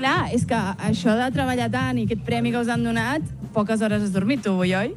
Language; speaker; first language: Catalan; native; Catalan